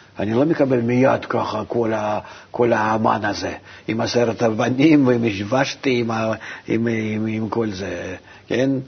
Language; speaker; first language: Hebrew; non-native, fluent; Russian